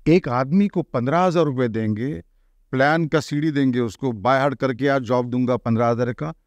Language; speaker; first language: Hindi; non-native, local second language; Marathi